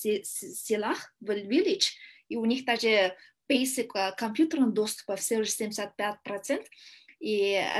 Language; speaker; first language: Russian; non-native, learner; Kyrgyz